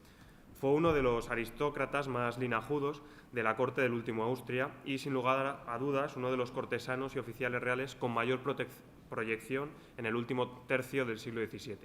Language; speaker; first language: Spanish; native; Spanish